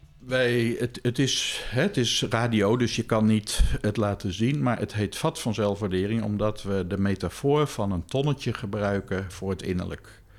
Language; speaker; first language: Dutch; native; Dutch